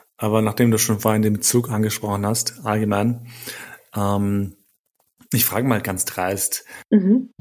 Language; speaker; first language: German; early bilingual, other home language; Albanian